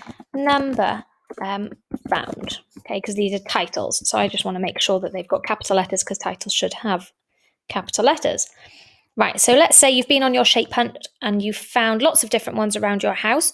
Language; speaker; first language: English; native; English